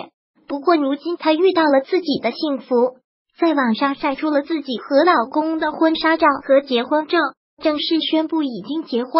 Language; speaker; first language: Chinese; native; Chinese